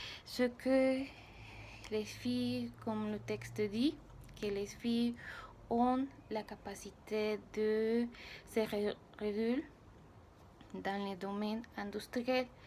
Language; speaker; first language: French; non-native, learner; Spanish